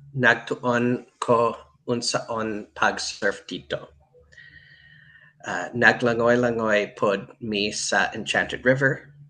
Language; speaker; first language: Cebuano; non-native, learner; English